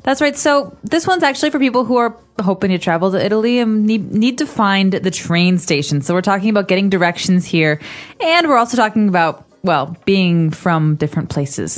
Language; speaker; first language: English; native; English